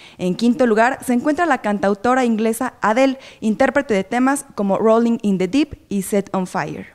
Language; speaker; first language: Spanish; native; Spanish